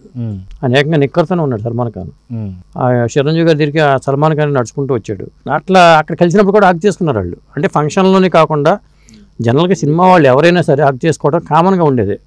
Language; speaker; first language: Telugu; native; Telugu